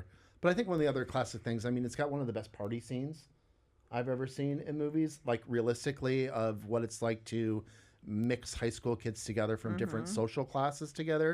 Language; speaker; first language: English; native; English